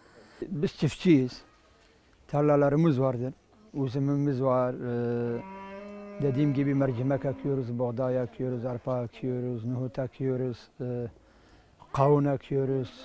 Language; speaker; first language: Turkish; non-native, local second language; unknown